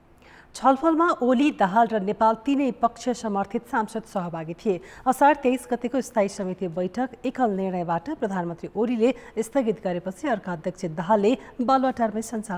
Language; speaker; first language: Nepali; native; Nepali